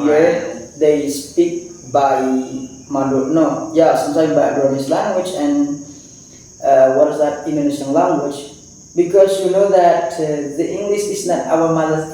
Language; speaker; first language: English; non-native, fluent; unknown